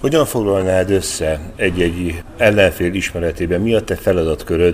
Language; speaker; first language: Hungarian; native; Hungarian